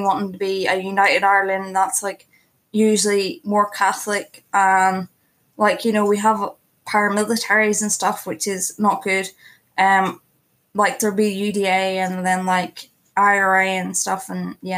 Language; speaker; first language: English; native; English